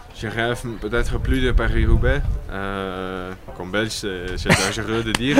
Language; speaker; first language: French; non-native, local second language; Dutch